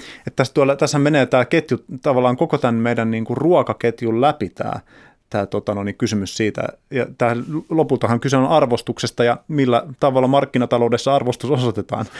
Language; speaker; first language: Finnish; native; Finnish